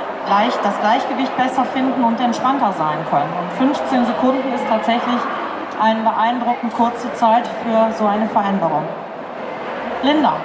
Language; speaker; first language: German; native; German